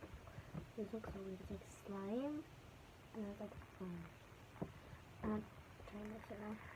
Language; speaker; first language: English; native; English